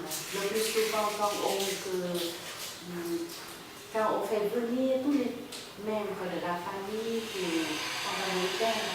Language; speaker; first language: French; non-native, fluent; Vietnamese